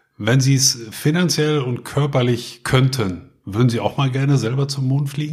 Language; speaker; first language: German; native; German